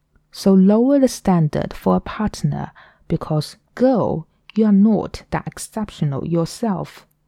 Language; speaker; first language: English; non-native, fluent; Chinese